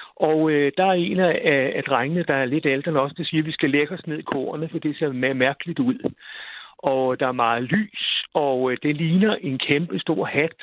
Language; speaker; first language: Danish; native; Danish